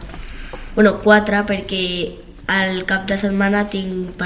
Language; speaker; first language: Catalan; non-native, local second language; Spanish